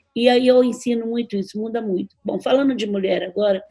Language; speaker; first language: Portuguese; native; Portuguese